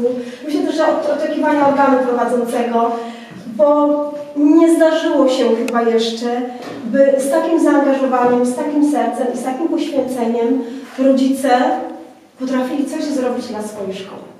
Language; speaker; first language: Polish; native; Polish